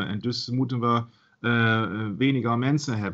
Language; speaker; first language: Dutch; non-native, learner; German